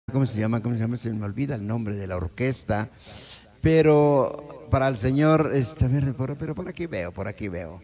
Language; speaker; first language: Spanish; native; Spanish